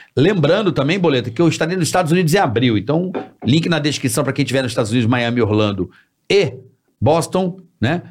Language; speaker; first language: Portuguese; native; Portuguese